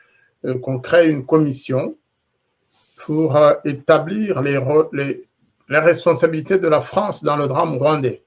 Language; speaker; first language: French; non-native, local second language; Kinyarwanda